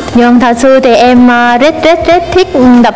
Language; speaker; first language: Vietnamese; non-native, fluent; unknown